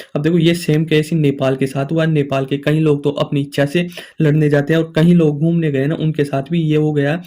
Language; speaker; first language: Hindi; native; Hindi